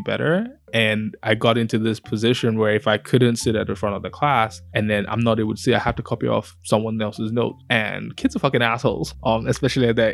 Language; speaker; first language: English; non-native, local second language; Yoruba